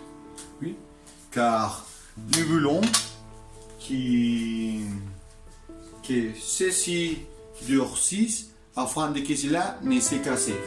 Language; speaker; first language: French; non-native, learner; Spanish